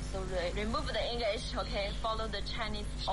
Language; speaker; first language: English; non-native, fluent; Chinese